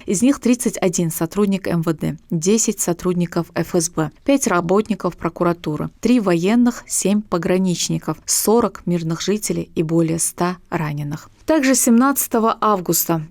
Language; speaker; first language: Russian; native; Russian